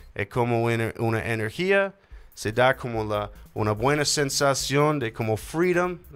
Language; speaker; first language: Spanish; non-native, learner; English